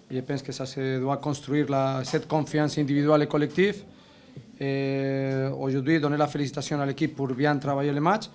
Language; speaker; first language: French; non-native, learner; Spanish